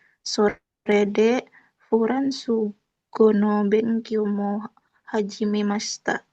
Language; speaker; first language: Japanese; non-native, learner; Indonesian